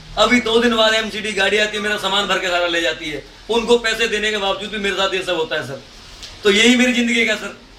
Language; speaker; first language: Hindi; native; Hindi